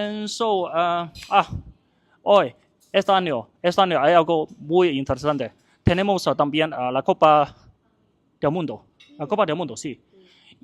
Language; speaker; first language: Spanish; non-native, learner; Chinese